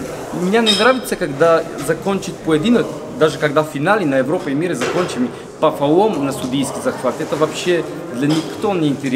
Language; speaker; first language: Russian; non-native, learner; Bulgarian